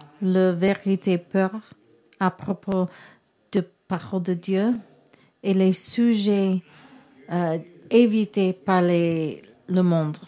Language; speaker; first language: French; non-native, learner; English